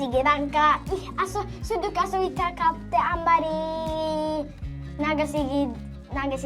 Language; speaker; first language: Japanese; early bilingual, heritage; Japanese